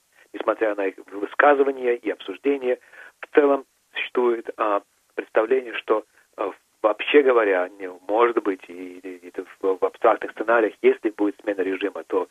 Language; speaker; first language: Russian; native; Russian